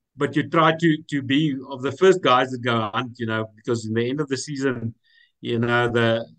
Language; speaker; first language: English; non-native, local second language; Afrikaans